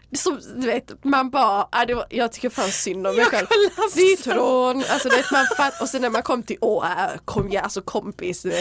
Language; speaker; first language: Swedish; early bilingual, other home language; Serbian